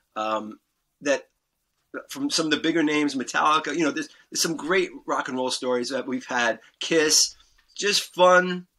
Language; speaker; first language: English; native; English